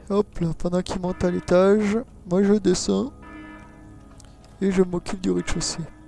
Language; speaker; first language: French; native; French